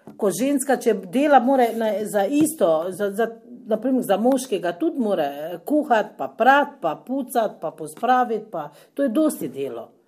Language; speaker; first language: Slovenian; non-native, fluent; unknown